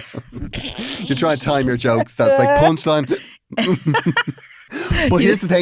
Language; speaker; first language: English; native; English